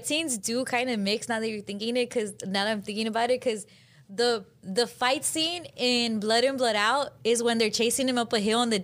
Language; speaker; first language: English; early bilingual, other home language; Spanish